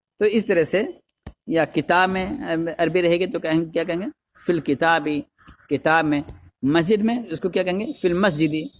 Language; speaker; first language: Urdu; native; Urdu